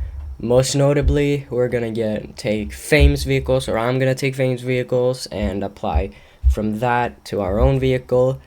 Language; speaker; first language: English; native; English